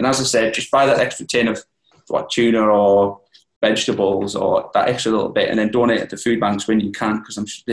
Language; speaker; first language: English; native; English